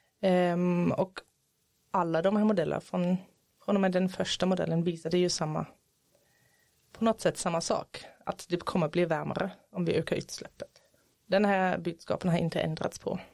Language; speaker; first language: Swedish; non-native, fluent; German